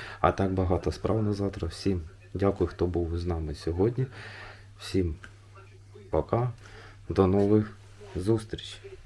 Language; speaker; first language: Ukrainian; native; Ukrainian